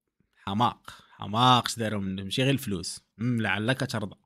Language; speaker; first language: Arabic; native; Arabic